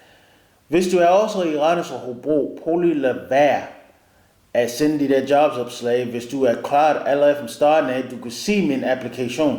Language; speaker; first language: Danish; non-native, learner; English